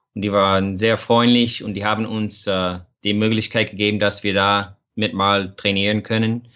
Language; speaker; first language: German; non-native, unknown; English